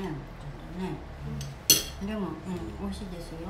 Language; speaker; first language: Japanese; native; Japanese